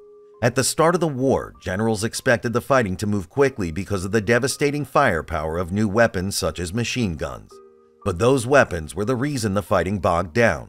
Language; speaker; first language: English; native; English